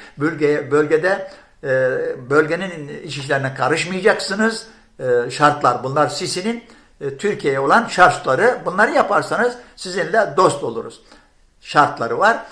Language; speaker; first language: Turkish; non-native, fluent; Arabic